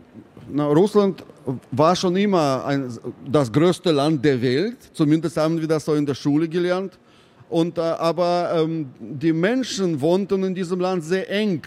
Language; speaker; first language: German; non-native, fluent; Russian